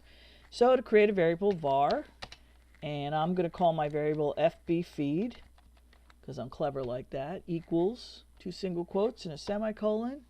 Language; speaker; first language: English; native; English